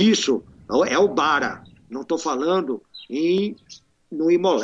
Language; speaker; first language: Portuguese; native; Portuguese